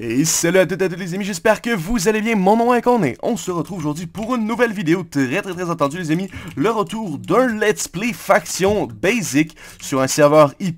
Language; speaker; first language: French; native; French